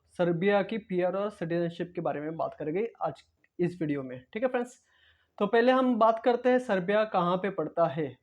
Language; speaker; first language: Hindi; non-native, local second language; Marathi